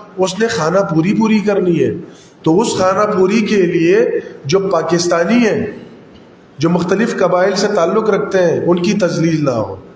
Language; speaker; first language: Urdu; non-native, local second language; Pashto